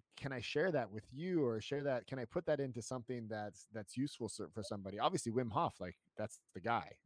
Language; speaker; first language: English; native; English